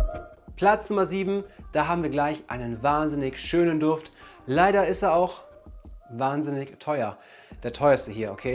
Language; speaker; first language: German; native; German